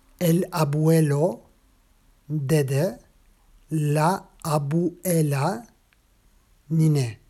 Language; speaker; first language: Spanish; non-native, fluent; Turkish